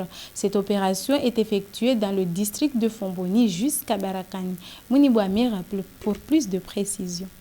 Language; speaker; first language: French; non-native, local second language; Comorian